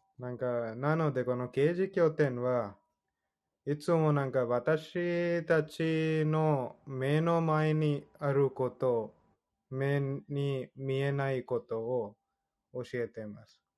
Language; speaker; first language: Japanese; non-native, fluent; Hindi